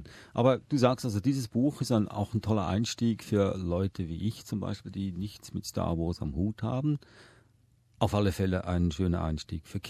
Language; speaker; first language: German; native; German